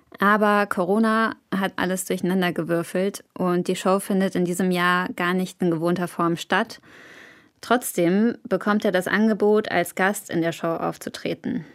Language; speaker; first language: German; native; German